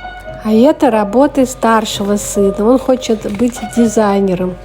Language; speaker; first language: Russian; native; Russian